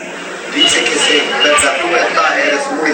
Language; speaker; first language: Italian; non-native, learner; Albanian